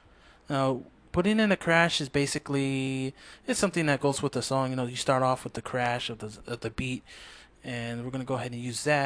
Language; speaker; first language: English; native; English